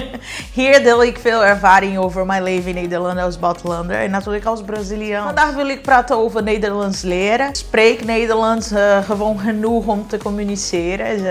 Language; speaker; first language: Dutch; non-native, fluent; Portuguese